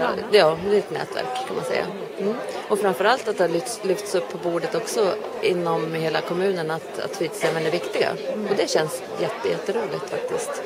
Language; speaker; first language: Swedish; native; Swedish